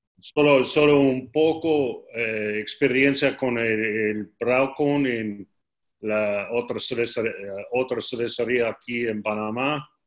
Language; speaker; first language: Spanish; non-native, learner; English